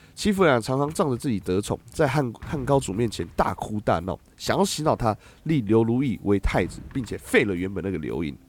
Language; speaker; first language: Chinese; native; Chinese